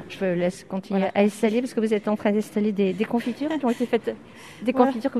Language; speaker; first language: French; native; French